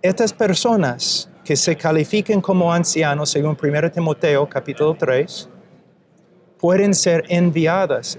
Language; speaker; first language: Spanish; non-native, fluent; English